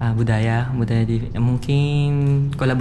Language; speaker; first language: Indonesian; non-native, learner; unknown